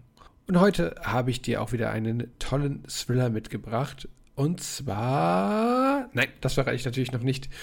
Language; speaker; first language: German; native; German